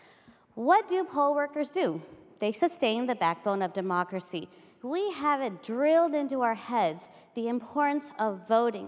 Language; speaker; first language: English; native; English